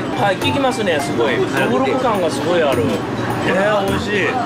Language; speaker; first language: Japanese; native; Japanese